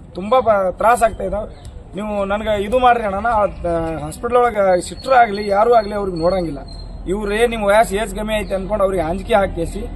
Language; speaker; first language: Kannada; non-native, local second language; Lambadi